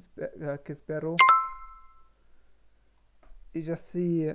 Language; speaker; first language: Spanish; non-native, learner; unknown